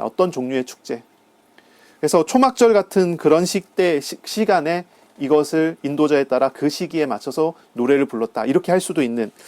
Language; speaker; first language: Korean; native; Korean